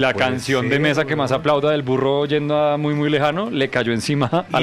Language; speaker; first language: Spanish; native; Spanish